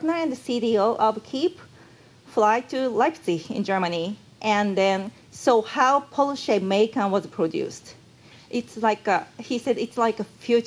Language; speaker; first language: English; non-native, fluent; Japanese